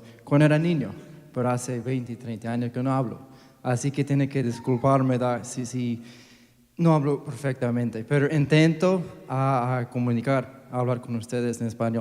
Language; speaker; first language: Spanish; non-native, fluent; English